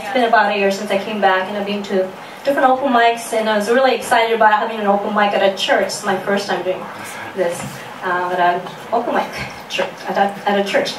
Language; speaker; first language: English; non-native, fluent; Japanese